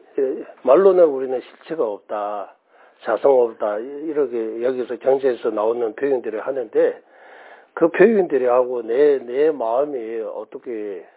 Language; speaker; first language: Korean; non-native, fluent; Tibetan